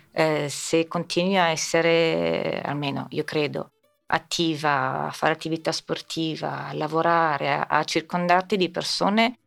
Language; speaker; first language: Italian; native; Italian